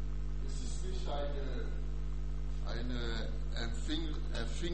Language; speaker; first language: German; non-native, learner; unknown